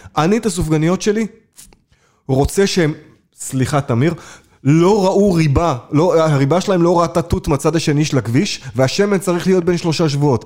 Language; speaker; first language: Hebrew; native; Hebrew